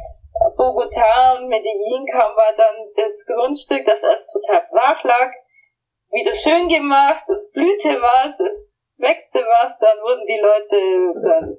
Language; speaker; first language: German; native; German